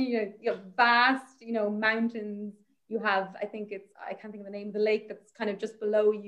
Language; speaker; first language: English; native; English